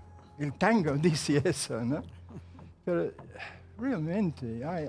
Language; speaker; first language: Spanish; non-native, fluent; English